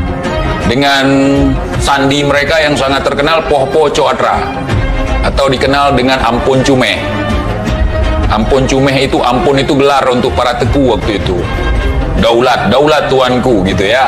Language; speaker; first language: Indonesian; native; Indonesian